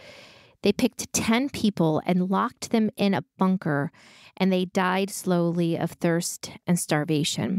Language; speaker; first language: English; native; English